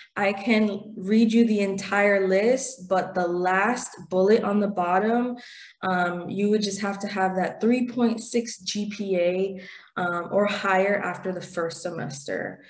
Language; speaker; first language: English; early bilingual, other home language; Spanish